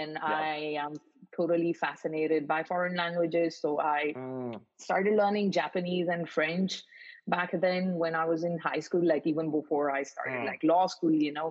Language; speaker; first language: English; non-native, local second language; Marathi